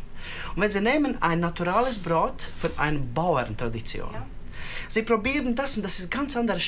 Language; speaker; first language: German; non-native, learner; Latvian